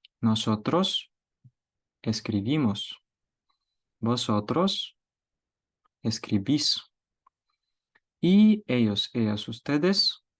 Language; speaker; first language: Spanish; non-native, fluent; Ukrainian